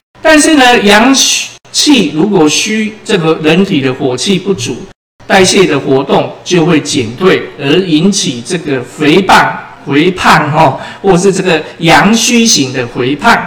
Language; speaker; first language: Chinese; native; Chinese